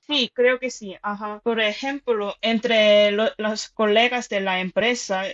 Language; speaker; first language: Spanish; non-native, fluent; Korean